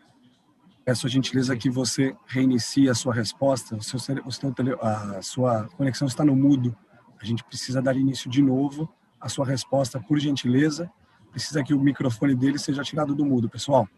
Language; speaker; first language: Portuguese; native; Portuguese